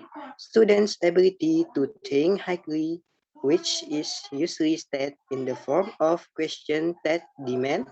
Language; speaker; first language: English; non-native, learner; Indonesian